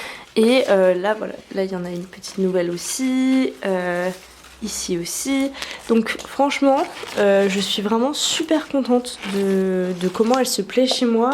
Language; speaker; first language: French; native; French